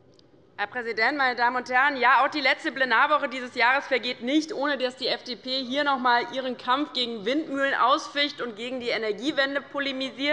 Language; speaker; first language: German; native; German